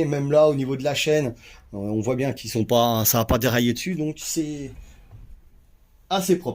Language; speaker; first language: French; native; French